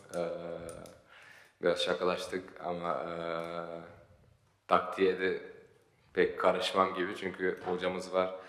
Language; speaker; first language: Turkish; early bilingual, heritage; Turkish